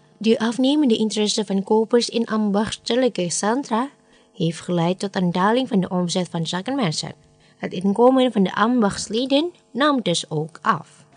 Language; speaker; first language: Dutch; non-native, fluent; Indonesian